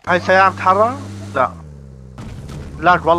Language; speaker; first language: Arabic; native; Arabic